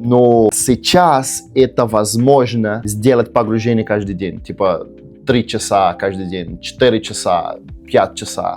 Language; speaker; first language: Russian; non-native, learner; Portuguese